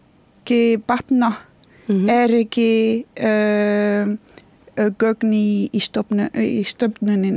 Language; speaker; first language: Icelandic; non-native, learner; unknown